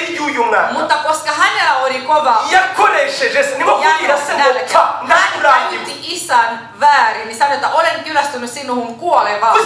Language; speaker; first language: Finnish; non-native, fluent; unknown